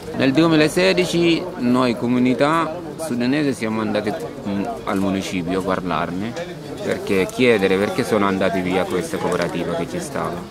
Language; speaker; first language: Italian; non-native, fluent; Arabic